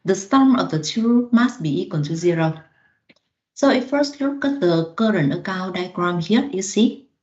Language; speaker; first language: English; non-native, fluent; Vietnamese